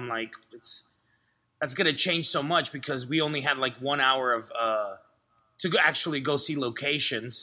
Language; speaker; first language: English; early bilingual, other home language; Spanish